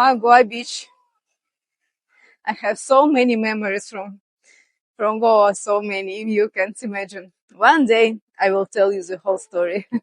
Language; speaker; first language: English; non-native, fluent; Russian